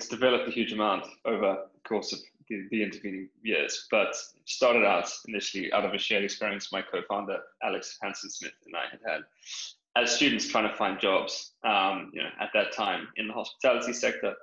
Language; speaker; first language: English; native; English